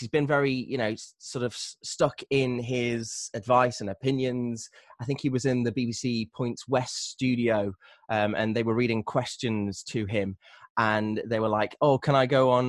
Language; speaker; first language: English; native; English